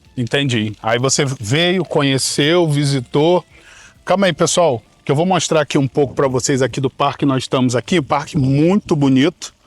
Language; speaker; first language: Portuguese; native; Portuguese